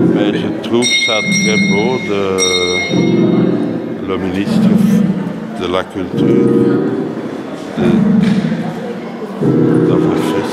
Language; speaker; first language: French; non-native, local second language; Dutch